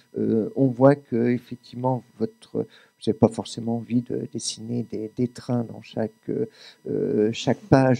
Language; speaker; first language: French; native; French